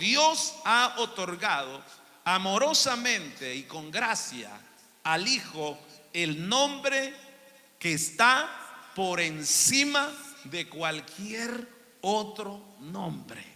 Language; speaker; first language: Spanish; native; Spanish